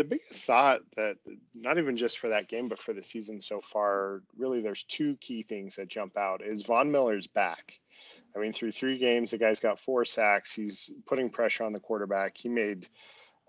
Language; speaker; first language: English; native; English